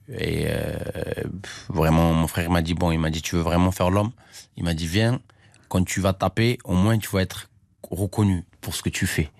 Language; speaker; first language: French; early bilingual, other home language; Armenian